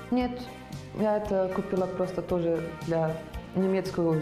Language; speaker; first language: Russian; non-native, learner; Serbian